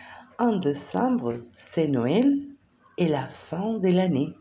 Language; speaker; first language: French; non-native, fluent; Spanish